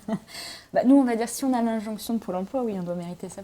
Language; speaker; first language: French; native; French